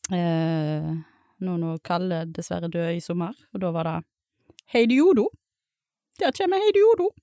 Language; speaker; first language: Norwegian; native; Norwegian